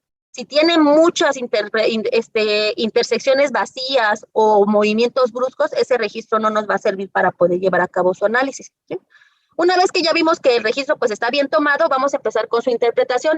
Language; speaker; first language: Spanish; native; Spanish